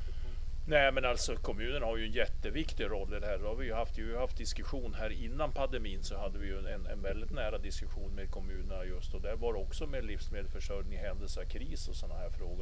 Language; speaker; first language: Swedish; native; Swedish